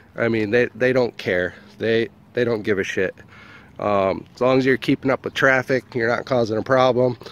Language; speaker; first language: English; native; English